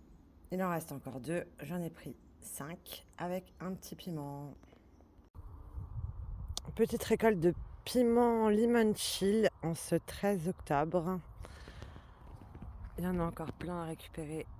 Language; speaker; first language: French; native; French